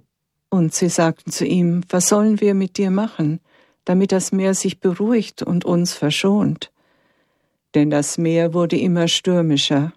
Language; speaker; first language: German; native; German